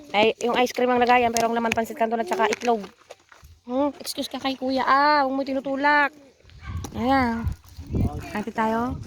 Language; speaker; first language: Filipino; non-native, local second language; Iloko